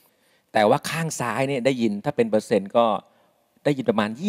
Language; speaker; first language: Thai; native; Thai